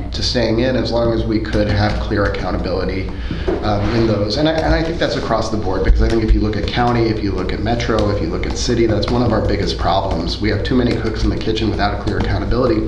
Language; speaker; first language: English; early bilingual, other home language; Spanish